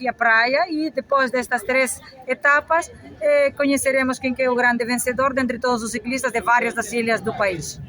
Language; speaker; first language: Portuguese; non-native, local second language; Kabuverdianu